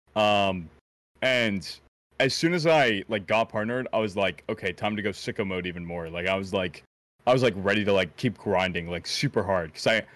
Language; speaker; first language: English; native; English